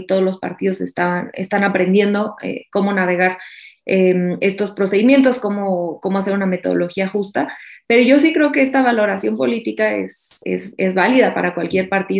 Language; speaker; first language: Spanish; native; Spanish